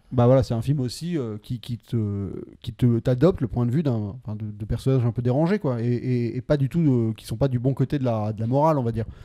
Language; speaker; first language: French; native; French